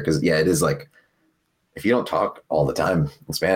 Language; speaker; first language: English; early bilingual, other home language; Spanish